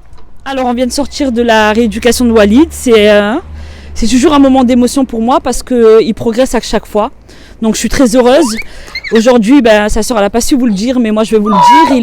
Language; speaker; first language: French; native; French